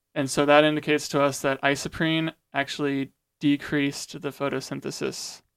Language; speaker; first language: English; native; English